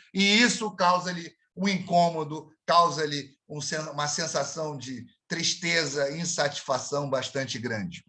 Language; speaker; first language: Portuguese; native; Portuguese